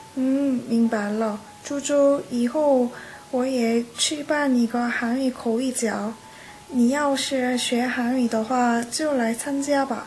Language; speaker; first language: Chinese; non-native, fluent; Korean